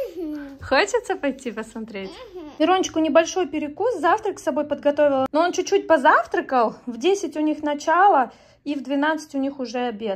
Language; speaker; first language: Russian; native; Russian